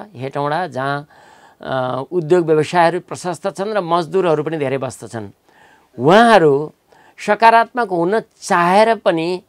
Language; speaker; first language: Nepali; native; Nepali